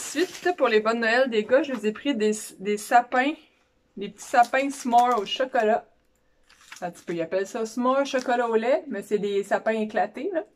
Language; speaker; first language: French; native; French